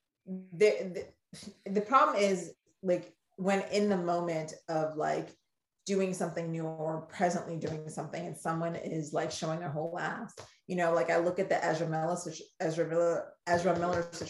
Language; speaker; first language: English; native; English